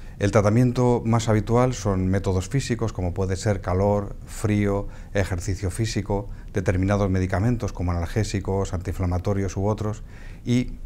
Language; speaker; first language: Spanish; native; Spanish